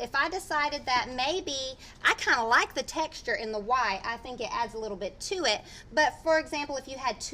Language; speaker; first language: English; native; English